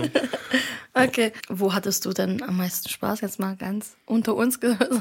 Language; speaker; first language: German; early bilingual, other home language; Arabic